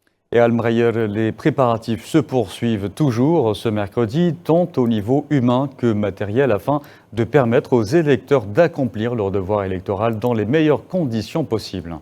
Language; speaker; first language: French; non-native, local second language; Arabic